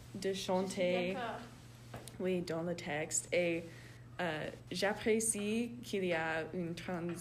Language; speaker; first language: French; non-native, learner; English